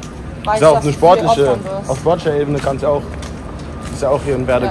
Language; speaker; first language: German; native; German